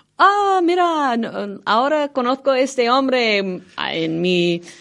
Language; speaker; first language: Spanish; non-native, learner; English